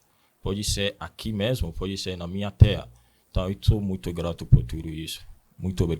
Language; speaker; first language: Portuguese; non-native, learner; Akan